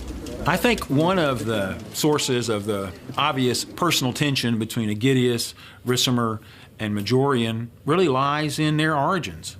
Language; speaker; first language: English; native; English